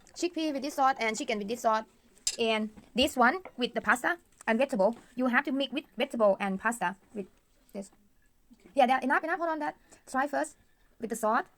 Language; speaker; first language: English; non-native, learner; Thai